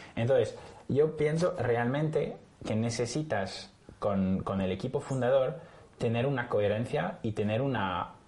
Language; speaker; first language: Spanish; non-native, fluent; French